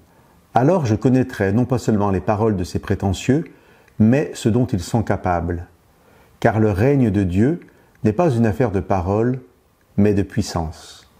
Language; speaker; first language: French; native; French